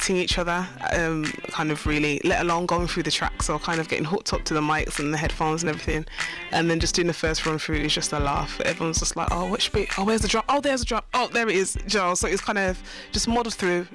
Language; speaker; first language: English; native; English